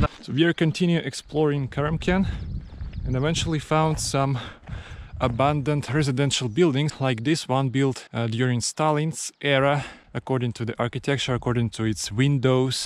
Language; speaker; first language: English; non-native, fluent; Russian